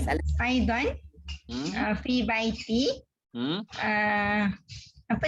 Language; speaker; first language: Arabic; non-native, learner; Malay